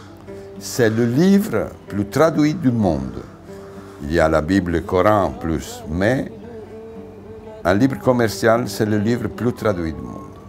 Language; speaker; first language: French; non-native, fluent; Italian